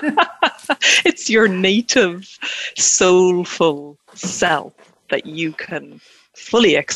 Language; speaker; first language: English; native; English